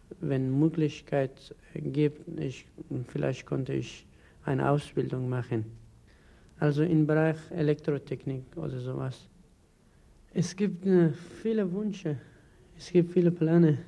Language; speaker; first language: German; non-native, learner; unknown